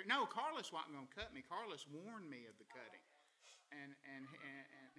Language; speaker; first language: English; native; English